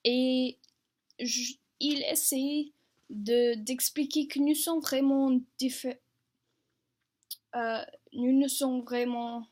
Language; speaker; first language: French; non-native, learner; English